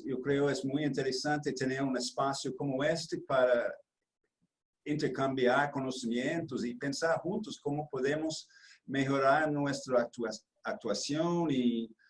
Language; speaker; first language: Spanish; non-native, fluent; Portuguese